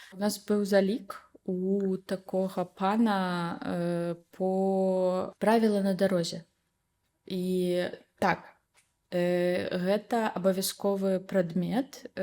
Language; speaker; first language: Belarusian; native; Belarusian